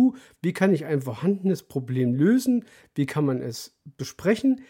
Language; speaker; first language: German; native; German